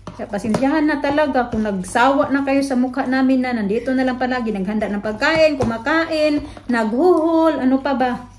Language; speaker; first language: Filipino; native; Filipino